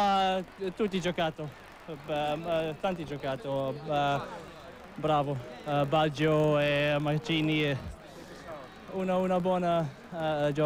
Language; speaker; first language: Italian; non-native, learner; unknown